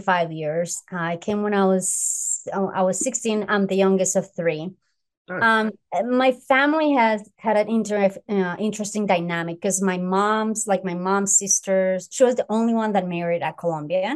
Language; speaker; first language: English; non-native, fluent; Spanish